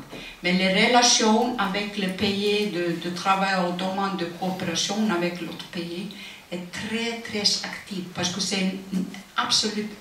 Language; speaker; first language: French; non-native, fluent; Icelandic